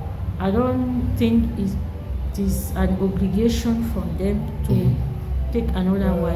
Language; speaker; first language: English; non-native, learner; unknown